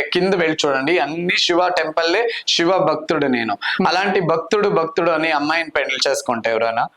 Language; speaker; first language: Telugu; non-native, local second language; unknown